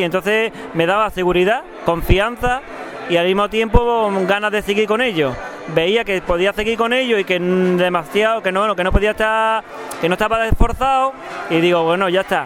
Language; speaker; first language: Spanish; native; Spanish